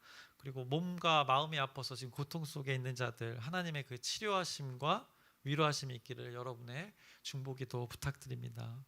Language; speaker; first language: Korean; native; Korean